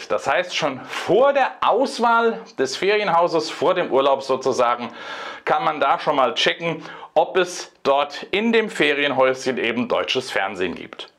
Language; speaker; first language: German; native; German